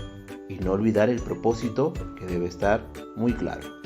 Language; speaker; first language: Spanish; native; Spanish